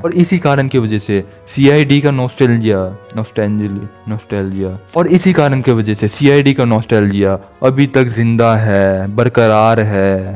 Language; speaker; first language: Hindi; non-native, local second language; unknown